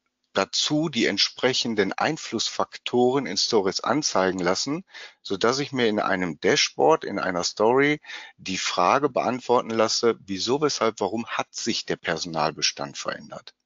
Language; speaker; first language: German; native; German